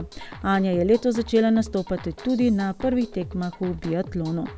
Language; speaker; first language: Slovenian; native; Slovenian